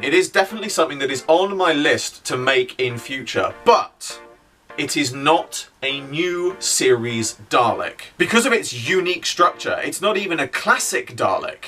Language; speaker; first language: English; native; English